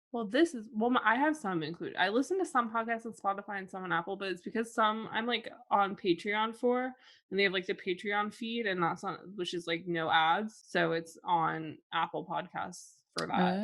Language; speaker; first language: English; native; English